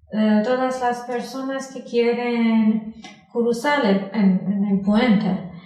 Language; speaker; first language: Spanish; non-native, learner; Persian